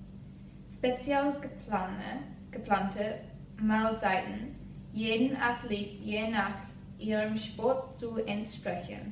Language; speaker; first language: German; non-native, learner; English